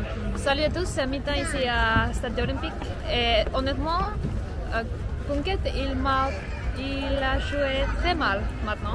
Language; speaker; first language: French; non-native, fluent; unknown